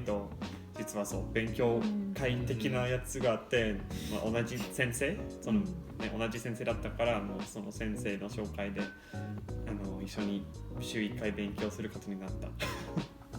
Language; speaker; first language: Japanese; non-native, fluent; English